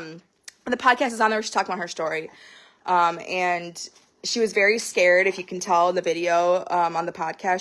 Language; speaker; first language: English; native; English